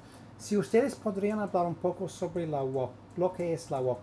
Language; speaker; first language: Spanish; non-native, fluent; English